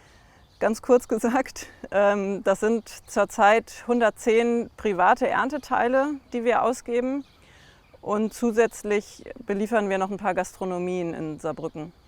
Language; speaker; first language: German; native; German